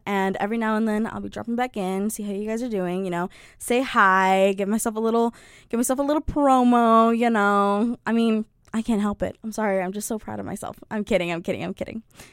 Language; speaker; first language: English; early bilingual, other home language; Spanish